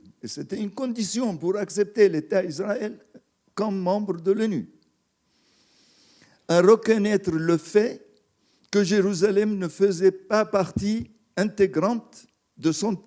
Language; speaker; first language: French; non-native, fluent; Arabic